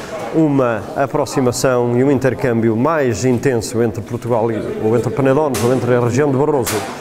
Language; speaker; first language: Portuguese; native; Portuguese